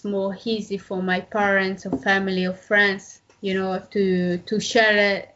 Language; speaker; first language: English; non-native, learner; Italian